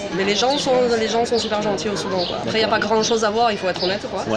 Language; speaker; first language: French; native; French